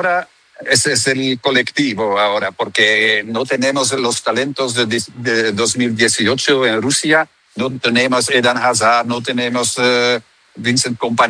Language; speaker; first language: Spanish; non-native, learner; Dutch